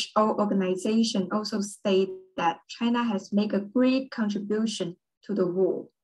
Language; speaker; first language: English; early bilingual, other home language; Chinese